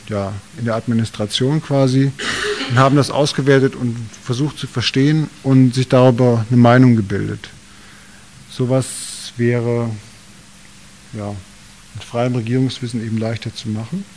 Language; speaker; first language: German; native; German